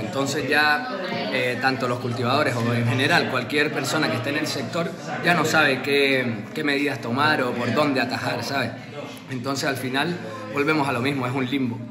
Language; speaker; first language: Spanish; native; Spanish